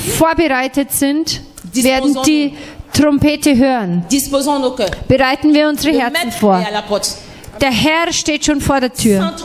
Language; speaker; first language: German; non-native, fluent; French